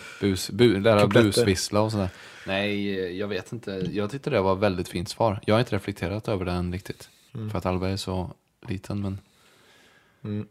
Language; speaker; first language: Swedish; native; Swedish